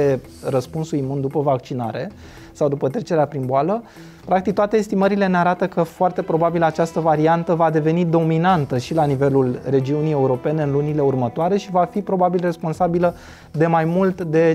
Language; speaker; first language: Romanian; native; Romanian